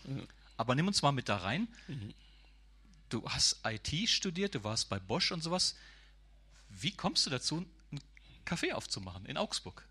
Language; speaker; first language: German; native; German